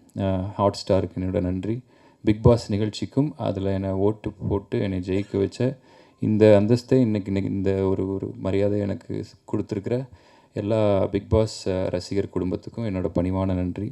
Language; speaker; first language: Tamil; native; Tamil